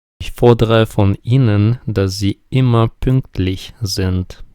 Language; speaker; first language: German; non-native, fluent; Ukrainian